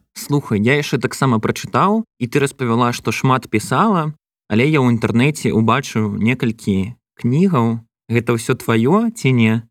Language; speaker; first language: Belarusian; non-native, local second language; Russian